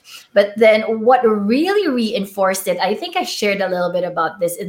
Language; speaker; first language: English; non-native, local second language; Filipino